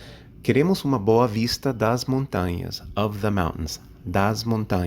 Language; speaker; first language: Portuguese; non-native, fluent; English